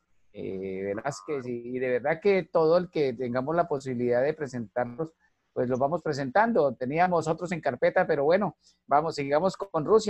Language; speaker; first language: Spanish; native; Spanish